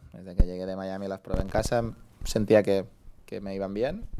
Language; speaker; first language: Spanish; native; Spanish